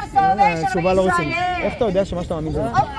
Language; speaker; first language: Hebrew; native; Hebrew